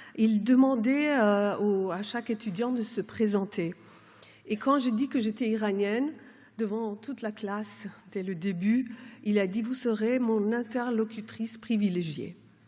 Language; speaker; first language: French; non-native, fluent; Persian